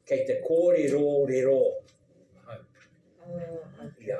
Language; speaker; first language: Māori; non-native, local second language; English